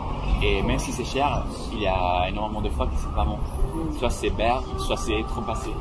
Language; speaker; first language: French; non-native, fluent; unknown